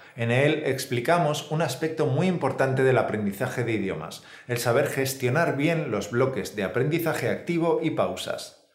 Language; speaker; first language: Spanish; native; Spanish